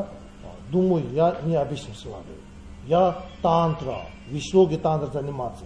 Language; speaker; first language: Russian; non-native, learner; Tibetan